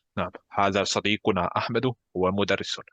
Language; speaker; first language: Arabic; non-native, fluent; Bosnian